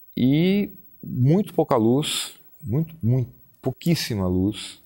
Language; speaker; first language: Portuguese; native; Portuguese